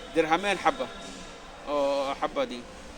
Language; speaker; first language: Arabic; non-native, learner; Somali